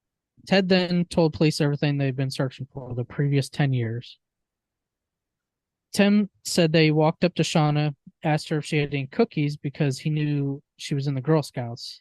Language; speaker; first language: English; native; English